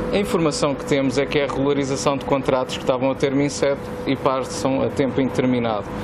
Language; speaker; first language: Portuguese; native; Portuguese